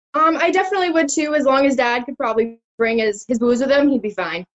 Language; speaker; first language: English; native; English